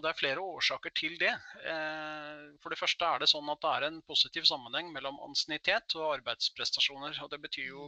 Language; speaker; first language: Norwegian; native; Norwegian